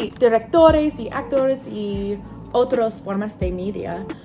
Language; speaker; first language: Spanish; non-native, learner; English